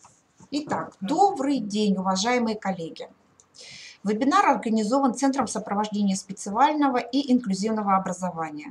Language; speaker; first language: Russian; native; Russian